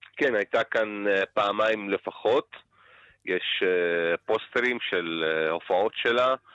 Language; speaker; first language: Hebrew; non-native, local second language; Arabic